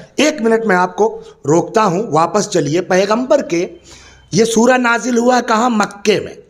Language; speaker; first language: Urdu; native; Urdu